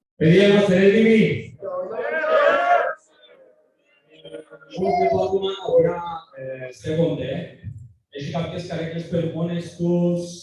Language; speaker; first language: Greek; native; Greek